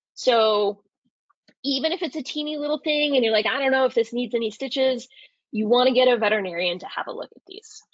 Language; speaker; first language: English; native; English